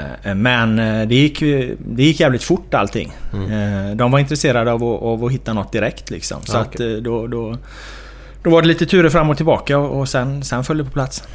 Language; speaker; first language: Swedish; native; Swedish